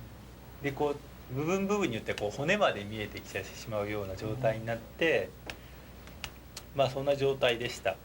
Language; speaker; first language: Japanese; native; Japanese